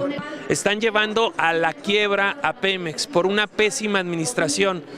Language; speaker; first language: Spanish; native; Spanish